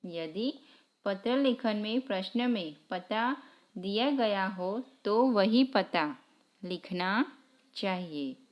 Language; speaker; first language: Hindi; non-native, local second language; Gujarati